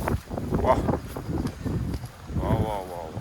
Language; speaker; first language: Japanese; native; Japanese